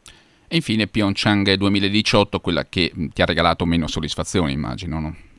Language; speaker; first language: Italian; native; Italian